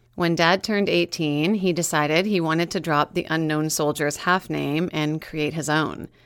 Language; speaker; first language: English; native; English